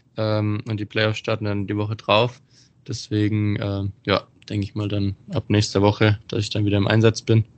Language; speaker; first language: German; native; German